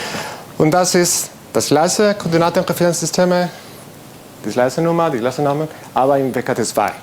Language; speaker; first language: German; non-native, fluent; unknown